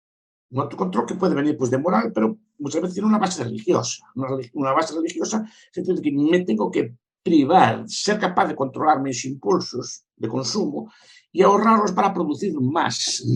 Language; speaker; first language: Spanish; native; Spanish